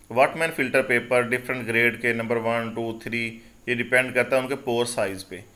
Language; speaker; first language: Urdu; non-native, local second language; Punjabi